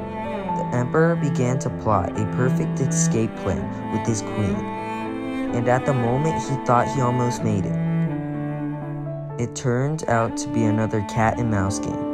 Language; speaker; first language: English; non-native, fluent; Chinese